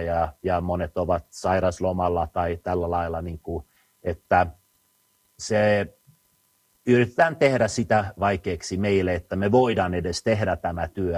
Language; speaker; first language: Finnish; non-native, fluent; Swedish